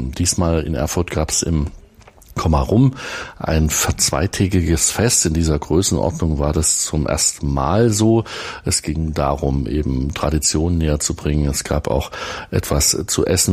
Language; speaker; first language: German; native; German